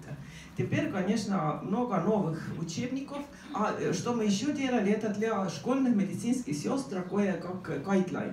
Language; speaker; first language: Russian; non-native, fluent; Estonian